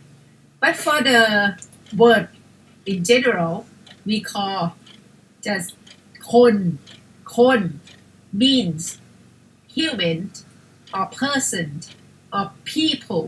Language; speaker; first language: English; non-native, fluent; Thai